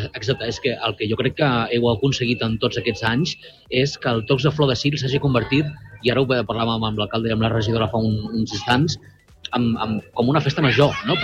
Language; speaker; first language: Catalan; native; Catalan